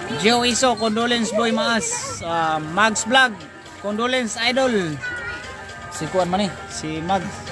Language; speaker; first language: Filipino; non-native, local second language; Cebuano